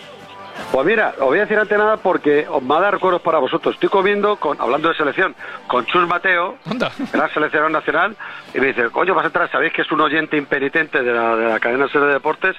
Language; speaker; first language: Spanish; native; Spanish